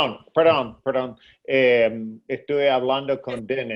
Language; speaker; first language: Spanish; non-native, fluent; English